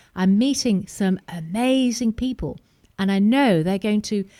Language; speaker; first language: English; native; English